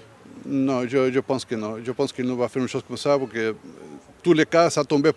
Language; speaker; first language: French; non-native, learner; Spanish